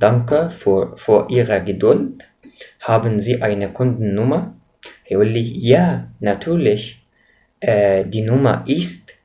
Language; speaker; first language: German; non-native, fluent; Arabic